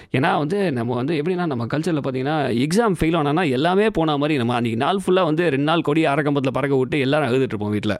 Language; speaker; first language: Tamil; native; Tamil